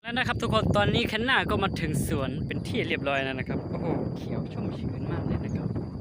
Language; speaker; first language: Thai; native; Thai